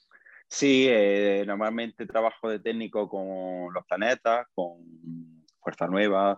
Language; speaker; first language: Spanish; native; Spanish